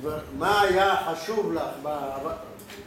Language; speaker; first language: Hebrew; native; Hebrew